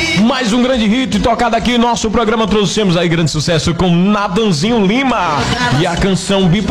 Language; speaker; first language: Portuguese; native; Portuguese